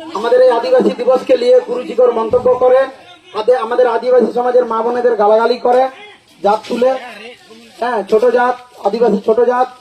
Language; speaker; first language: Bangla; non-native, local second language; Santali